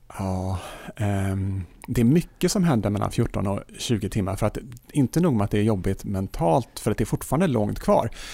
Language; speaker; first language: Swedish; native; Swedish